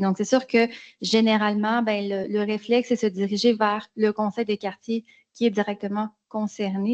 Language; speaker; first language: French; native; French